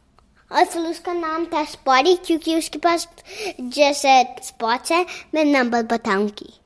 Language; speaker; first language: Hindi; early bilingual, heritage; Hindi